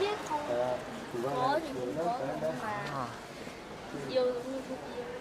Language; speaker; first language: Vietnamese; non-native, local second language; Hmong